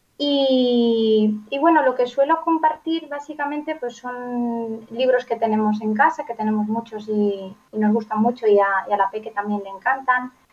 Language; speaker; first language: Spanish; non-native, local second language; Catalan